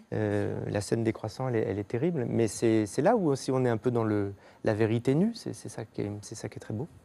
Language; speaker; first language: French; native; French